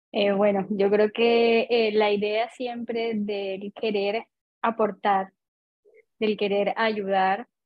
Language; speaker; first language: Spanish; native; Spanish